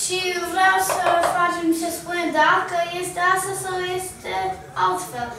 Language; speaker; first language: Romanian; early bilingual, heritage; Romanian